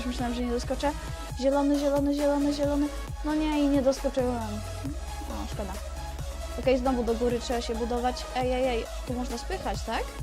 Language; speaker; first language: Polish; native; Polish